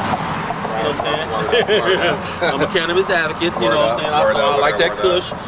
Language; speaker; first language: English; native; English